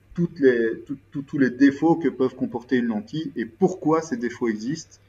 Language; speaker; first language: French; native; French